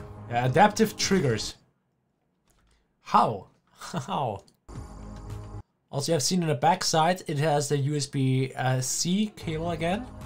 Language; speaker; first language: English; non-native, fluent; German